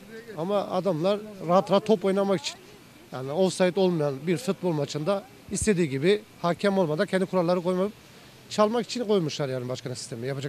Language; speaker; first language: Turkish; native; Turkish